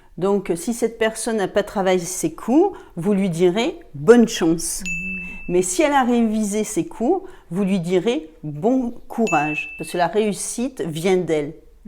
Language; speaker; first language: French; native; French